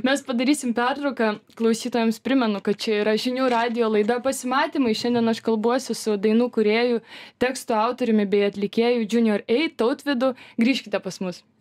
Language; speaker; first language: Lithuanian; native; Lithuanian